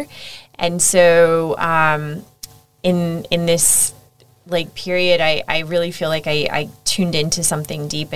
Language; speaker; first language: English; native; English